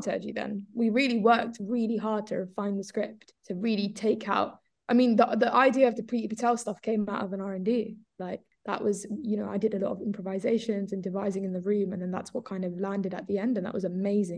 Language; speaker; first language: English; native; English